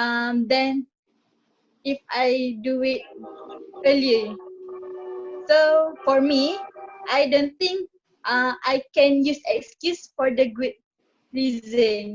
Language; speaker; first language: English; non-native, learner; Malay